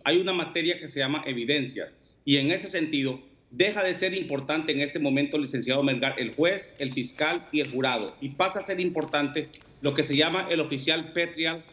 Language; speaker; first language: Spanish; native; Spanish